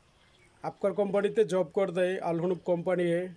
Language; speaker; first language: Hindi; non-native, learner; Bangla